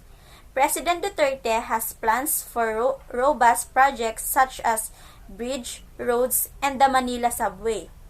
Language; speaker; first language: English; non-native, local second language; Filipino